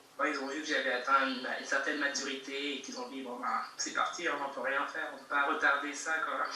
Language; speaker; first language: French; native; French